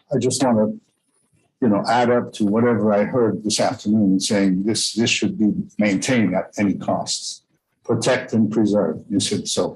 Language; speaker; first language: English; non-native, fluent; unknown